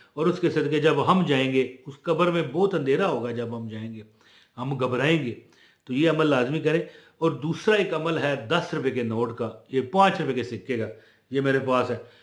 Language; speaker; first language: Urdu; non-native, local second language; Punjabi